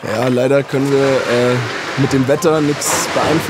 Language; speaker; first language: German; native; German